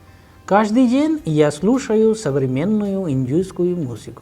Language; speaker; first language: Russian; non-native, fluent; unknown